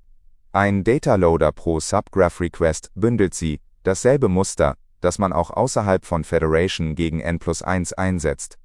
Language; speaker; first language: German; native; German